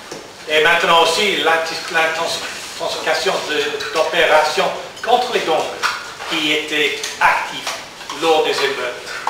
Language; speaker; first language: French; non-native, learner; English